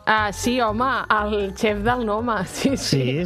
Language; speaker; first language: Catalan; native; Catalan